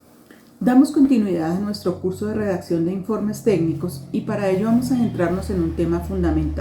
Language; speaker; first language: Spanish; native; Spanish